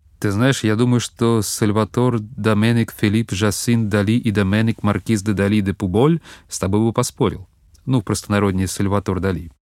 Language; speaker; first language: Russian; native; Russian